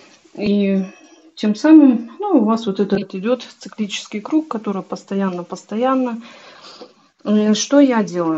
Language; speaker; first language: Russian; native; Russian